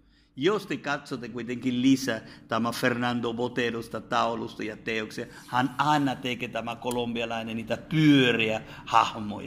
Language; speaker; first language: Finnish; non-native, fluent; Spanish